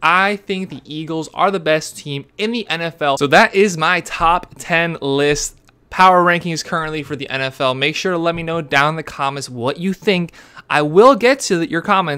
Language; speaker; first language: English; native; English